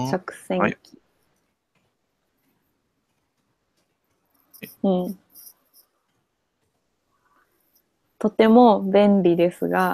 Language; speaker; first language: Japanese; non-native, fluent; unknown